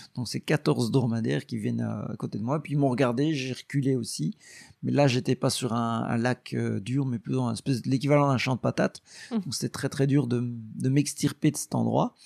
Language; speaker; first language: French; native; French